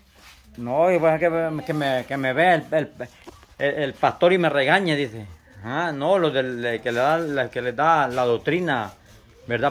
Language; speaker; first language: Spanish; native; Spanish